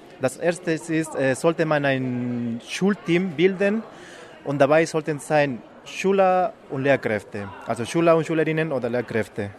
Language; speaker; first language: German; non-native, fluent; Spanish